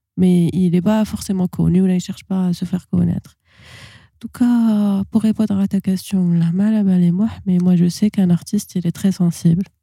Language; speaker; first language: French; non-native, local second language; Arabic